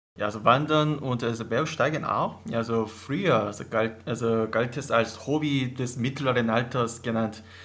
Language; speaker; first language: German; non-native, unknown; Korean